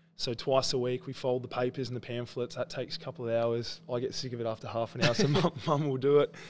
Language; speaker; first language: English; native; English